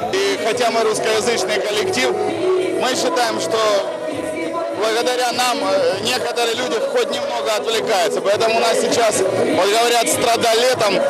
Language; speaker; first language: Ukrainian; non-native, local second language; Russian